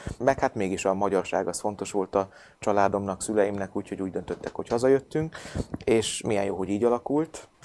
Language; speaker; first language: Hungarian; native; Hungarian